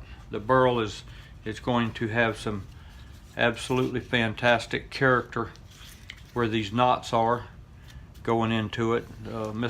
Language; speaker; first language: English; native; English